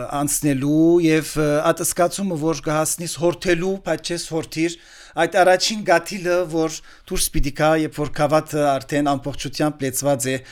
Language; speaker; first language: Armenian; early bilingual, heritage; Armenian